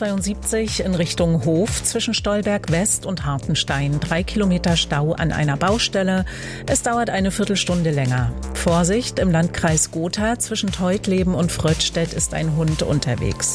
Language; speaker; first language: German; native; German